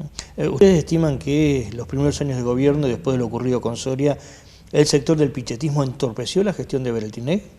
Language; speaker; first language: Spanish; native; Spanish